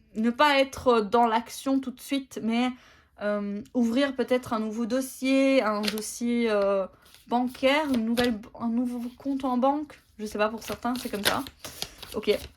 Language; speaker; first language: French; native; French